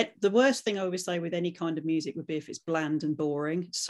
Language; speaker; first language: English; native; English